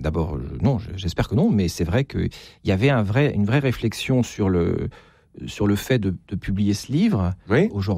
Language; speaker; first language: French; native; French